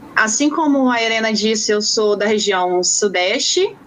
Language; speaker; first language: Portuguese; native; Portuguese